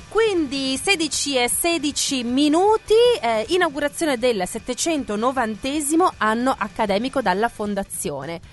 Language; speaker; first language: Italian; native; Italian